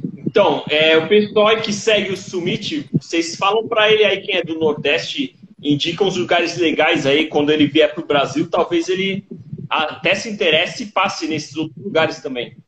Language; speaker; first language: Portuguese; native; Portuguese